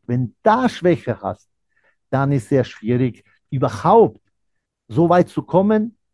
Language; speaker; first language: German; non-native, fluent; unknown